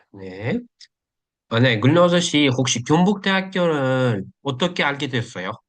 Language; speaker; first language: Korean; non-native, fluent; Uzbek